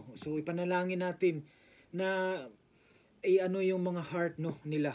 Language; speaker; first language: Filipino; native; Filipino